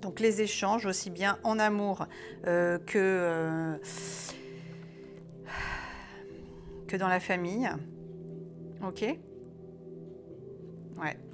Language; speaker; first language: French; native; French